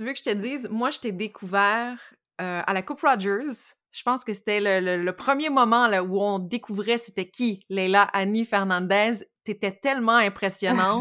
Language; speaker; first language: French; native; French